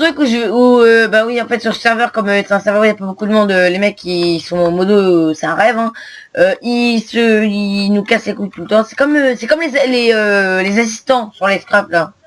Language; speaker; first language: French; native; French